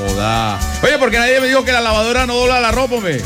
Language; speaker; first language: Spanish; native; Spanish